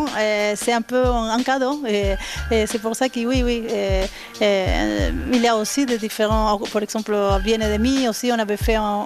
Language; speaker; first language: French; non-native, fluent; Spanish